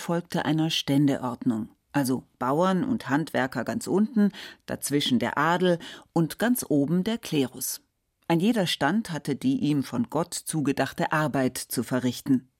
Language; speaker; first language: German; native; German